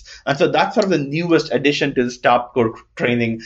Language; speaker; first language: English; non-native, local second language; Tamil